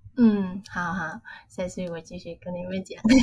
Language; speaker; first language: Chinese; non-native, learner; Vietnamese